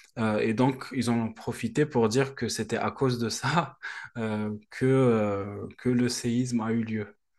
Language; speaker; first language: French; non-native, local second language; Arabic